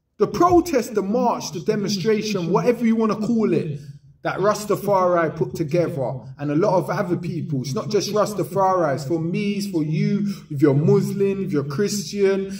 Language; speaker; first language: English; native; English